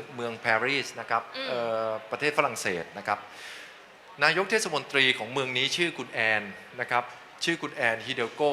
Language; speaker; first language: Thai; native; Thai